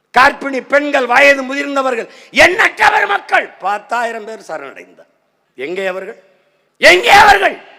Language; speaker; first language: Tamil; native; Tamil